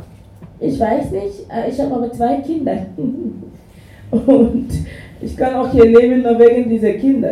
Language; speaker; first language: German; non-native, fluent; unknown